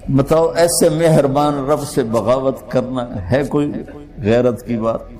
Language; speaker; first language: Urdu; non-native, local second language; Punjabi